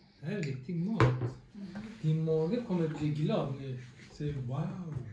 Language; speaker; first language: Swedish; early bilingual, other home language; Turkish